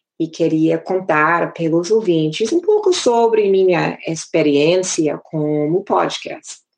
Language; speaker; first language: Portuguese; non-native, fluent; English